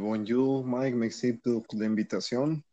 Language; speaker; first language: French; non-native, learner; Spanish